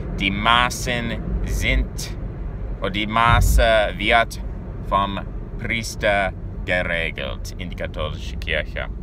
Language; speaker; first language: German; non-native, learner; English